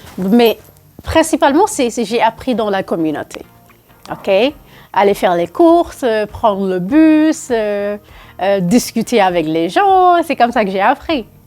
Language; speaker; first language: French; non-native, local second language; Wolof